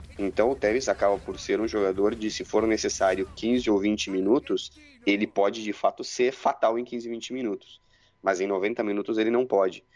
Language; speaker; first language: Portuguese; non-native, fluent; Spanish